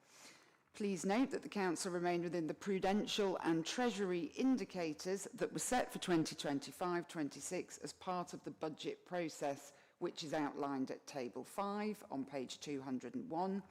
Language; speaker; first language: English; native; English